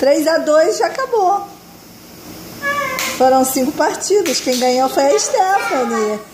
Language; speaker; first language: Portuguese; native; Portuguese